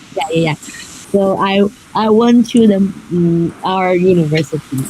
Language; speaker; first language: English; non-native, learner; Chinese